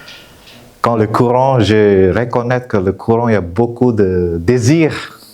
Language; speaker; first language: French; non-native, fluent; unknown